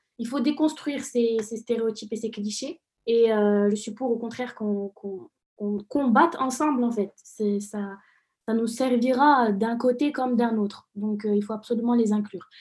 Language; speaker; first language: French; non-native, local second language; Arabic